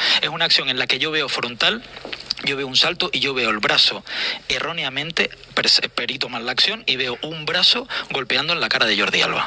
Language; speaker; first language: Spanish; native; Spanish